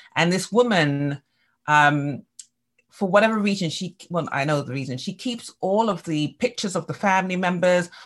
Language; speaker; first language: English; native; English